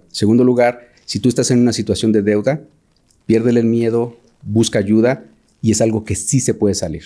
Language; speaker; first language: Spanish; native; Spanish